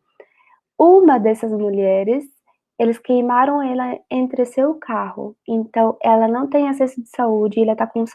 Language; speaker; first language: Portuguese; non-native, fluent; Arabic